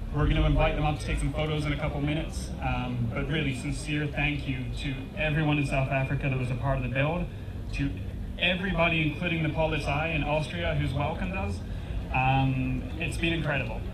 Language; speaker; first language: English; native; English